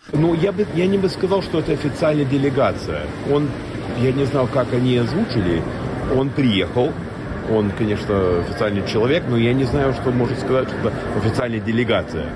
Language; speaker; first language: Russian; non-native, fluent; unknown